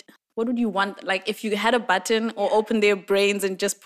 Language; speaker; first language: English; non-native, local second language; Swati